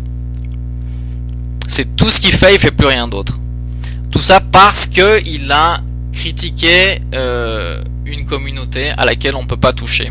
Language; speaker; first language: French; early bilingual, other home language; Portuguese